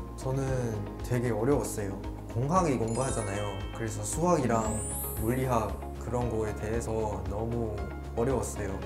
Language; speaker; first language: Korean; non-native, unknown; Malay